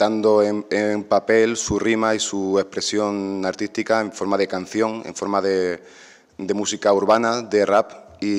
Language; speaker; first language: Spanish; native; Spanish